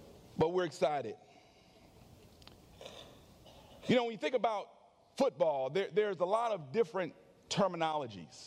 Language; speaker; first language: English; native; English